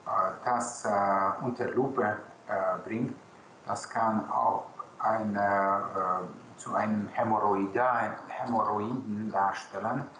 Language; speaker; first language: German; non-native, local second language; Hungarian